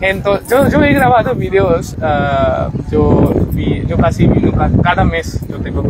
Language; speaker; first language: Spanish; non-native, learner; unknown